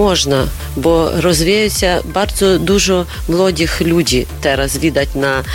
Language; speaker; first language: Polish; non-native, learner; Ukrainian